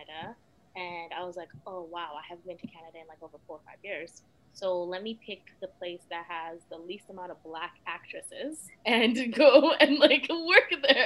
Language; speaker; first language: English; early bilingual, other home language; Krio